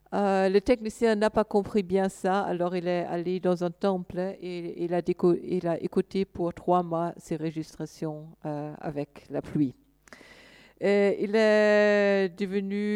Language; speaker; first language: French; non-native, fluent; German